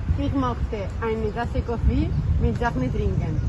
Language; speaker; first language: German; non-native, learner; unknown